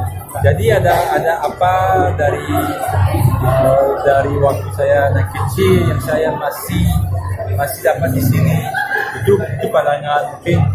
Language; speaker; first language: Indonesian; non-native, fluent; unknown